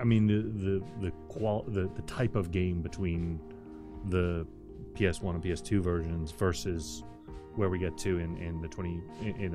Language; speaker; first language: English; native; English